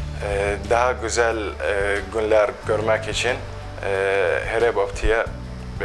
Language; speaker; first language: Turkish; non-native, local second language; Arabic